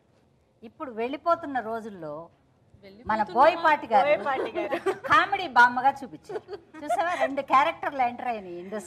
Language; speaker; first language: Telugu; native; Telugu